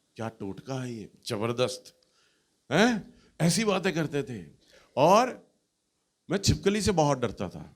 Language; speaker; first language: Hindi; native; Hindi